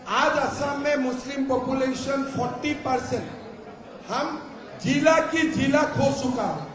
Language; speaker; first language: Hindi; non-native, local second language; Assamese